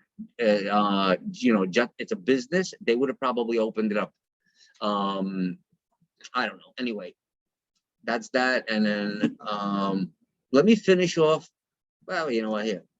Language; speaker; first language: English; native; English